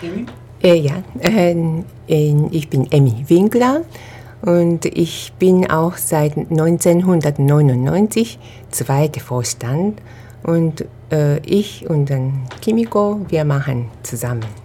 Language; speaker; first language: German; non-native, fluent; Japanese